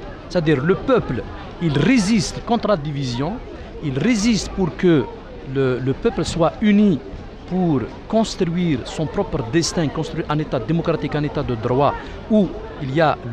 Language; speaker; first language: French; non-native, local second language; Arabic